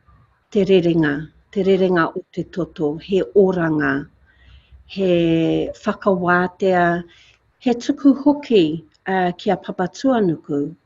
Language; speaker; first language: Māori; non-native, local second language; English